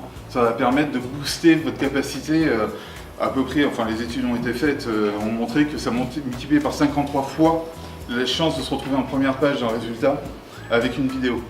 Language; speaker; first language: French; native; French